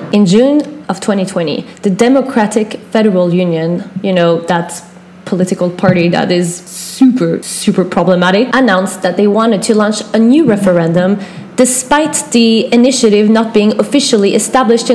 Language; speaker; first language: English; non-native, fluent; French